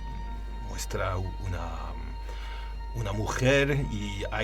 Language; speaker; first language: Spanish; non-native, learner; French